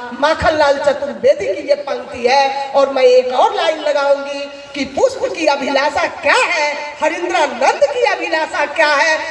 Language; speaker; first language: Hindi; native; Hindi